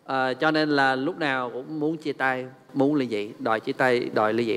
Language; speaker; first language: Vietnamese; non-native, fluent; English